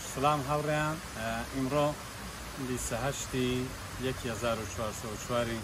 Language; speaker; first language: Central Kurdish; non-native, local second language; Gurani